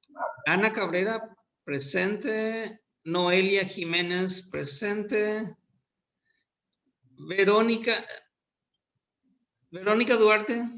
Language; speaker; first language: Spanish; native; Spanish